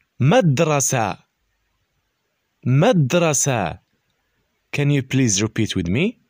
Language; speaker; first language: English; non-native, learner; Arabic